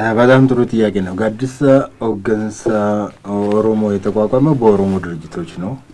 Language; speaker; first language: Amharic; non-native, local second language; Oromo